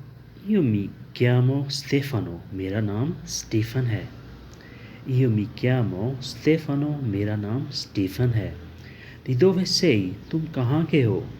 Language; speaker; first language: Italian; non-native, learner; Urdu